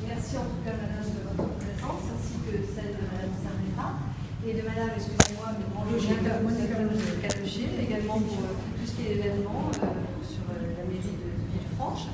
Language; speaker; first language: French; native; French